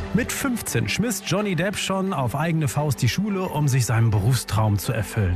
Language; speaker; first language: German; native; German